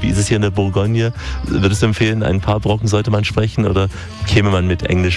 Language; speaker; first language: German; native; German